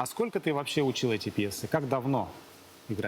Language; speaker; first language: Russian; native; Russian